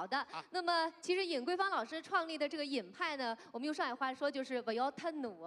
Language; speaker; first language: Chinese; native; Chinese